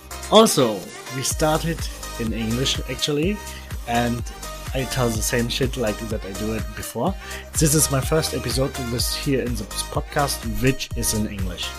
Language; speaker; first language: English; non-native, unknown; German